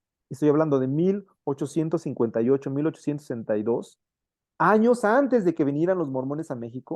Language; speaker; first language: Spanish; native; Spanish